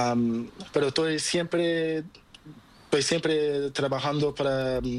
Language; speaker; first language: Spanish; non-native, learner; Portuguese